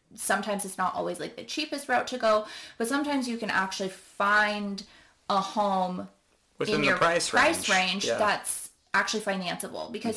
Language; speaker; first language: English; native; English